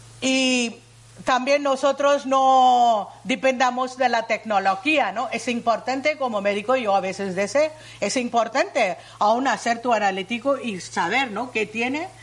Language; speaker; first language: Spanish; non-native, learner; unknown